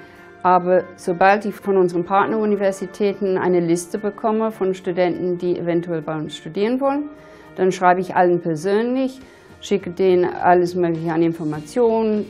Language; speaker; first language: German; non-native, fluent; English